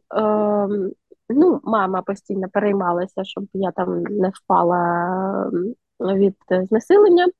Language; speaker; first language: Ukrainian; native; Ukrainian